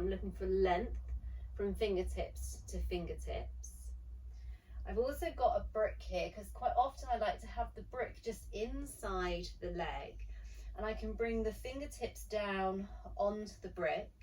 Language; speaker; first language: English; native; English